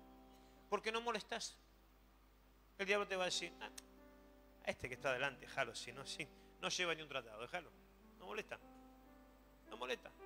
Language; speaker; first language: Spanish; native; Spanish